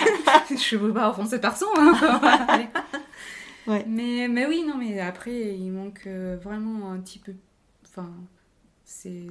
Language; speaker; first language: French; non-native, fluent; Spanish